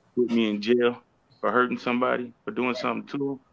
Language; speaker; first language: English; native; English